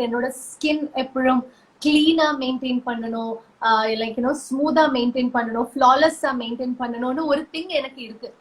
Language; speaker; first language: Tamil; non-native, learner; Malayalam